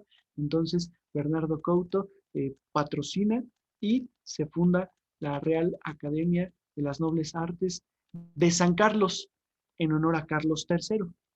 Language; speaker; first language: Spanish; native; Spanish